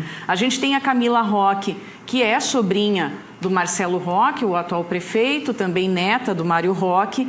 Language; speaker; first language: Portuguese; native; Portuguese